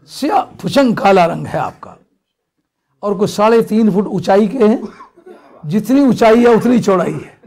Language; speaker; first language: Urdu; non-native, local second language; Punjabi